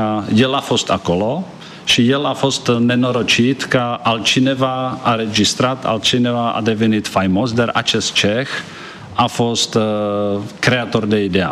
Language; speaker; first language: Romanian; non-native, fluent; Czech